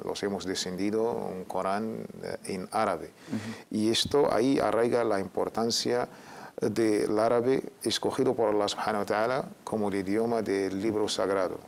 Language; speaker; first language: Spanish; native; Spanish